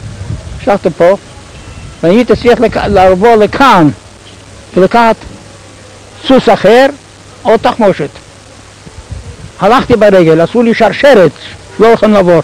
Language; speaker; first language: Hebrew; non-native, fluent; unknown